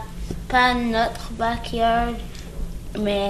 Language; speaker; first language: French; early bilingual, other home language; English